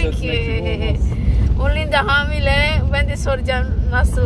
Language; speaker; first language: Turkish; non-native, learner; Indonesian